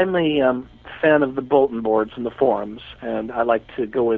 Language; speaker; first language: English; native; English